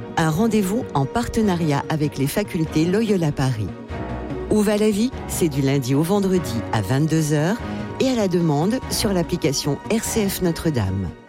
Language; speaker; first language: French; native; French